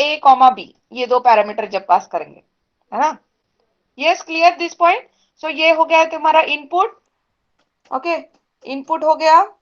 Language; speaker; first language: Hindi; non-native, local second language; Marathi